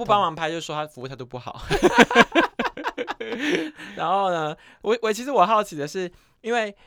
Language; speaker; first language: Chinese; native; Chinese